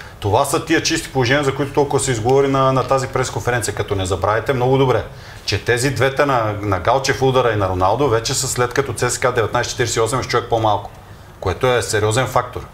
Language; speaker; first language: Bulgarian; native; Bulgarian